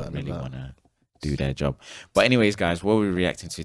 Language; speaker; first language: English; native; English